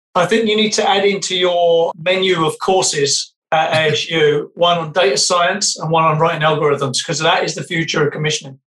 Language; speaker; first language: English; native; English